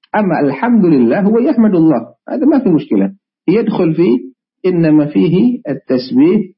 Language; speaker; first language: Arabic; non-native, fluent; Indonesian